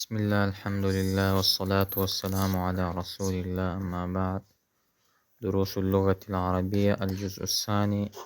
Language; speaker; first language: Arabic; non-native, fluent; Pashto